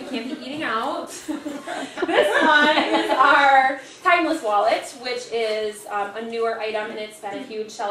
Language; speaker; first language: English; native; English